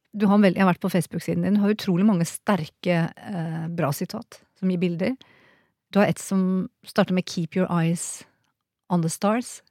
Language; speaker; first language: Norwegian; native; Norwegian